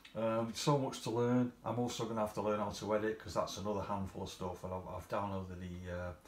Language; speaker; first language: English; native; English